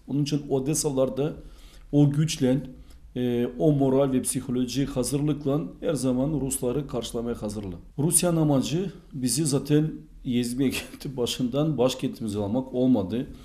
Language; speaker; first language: Turkish; non-native, fluent; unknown